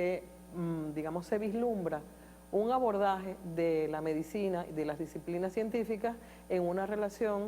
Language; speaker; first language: Spanish; native; Spanish